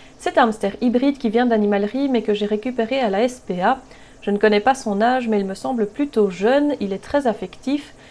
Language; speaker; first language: French; native; French